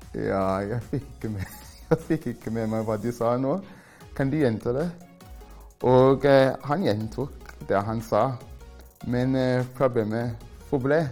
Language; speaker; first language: Norwegian; non-native, fluent; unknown